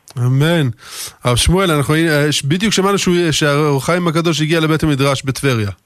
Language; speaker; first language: Hebrew; early bilingual, other home language; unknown